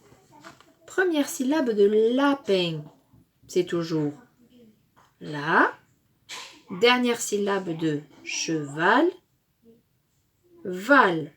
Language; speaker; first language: French; native; French